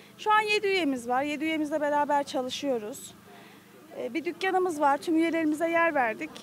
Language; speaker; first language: Turkish; native; Turkish